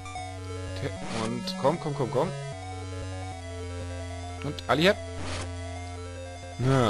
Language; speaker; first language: German; native; German